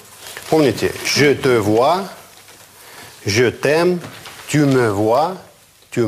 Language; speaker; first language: French; non-native, fluent; Russian